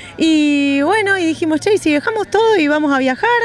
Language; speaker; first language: Spanish; native; Spanish